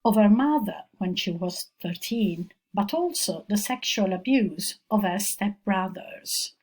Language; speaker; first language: English; non-native, fluent; Italian